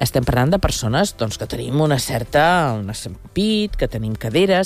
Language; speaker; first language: Catalan; native; Catalan